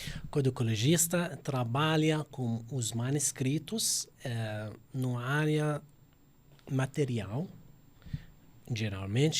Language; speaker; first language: Portuguese; non-native, fluent; Arabic